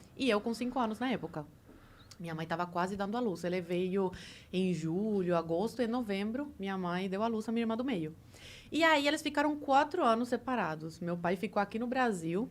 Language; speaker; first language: Portuguese; early bilingual, other home language; Spanish